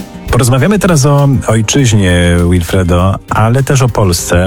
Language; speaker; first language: Polish; native; Polish